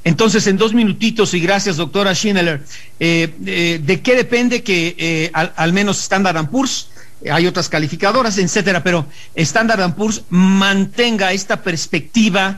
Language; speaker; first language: Spanish; native; Spanish